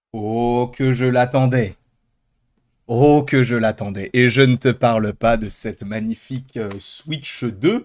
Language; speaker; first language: French; native; French